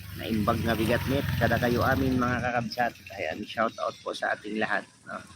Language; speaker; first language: Filipino; native; Filipino